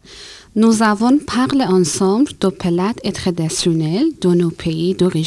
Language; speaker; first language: French; non-native, learner; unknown